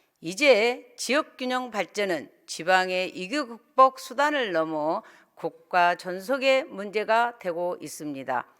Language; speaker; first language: Korean; native; Korean